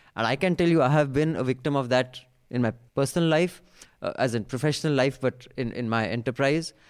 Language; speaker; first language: English; non-native, local second language; Hindi